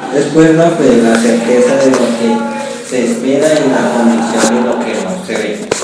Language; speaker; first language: Spanish; native; Spanish